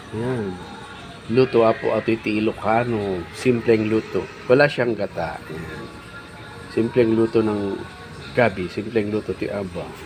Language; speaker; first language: Filipino; non-native, local second language; Iloko